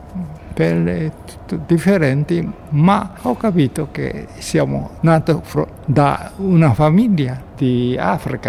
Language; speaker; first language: Italian; non-native, learner; Japanese